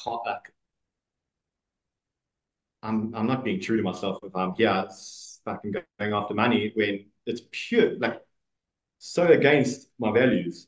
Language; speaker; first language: English; native; English